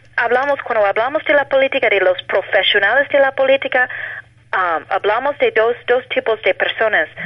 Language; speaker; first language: Spanish; non-native, fluent; English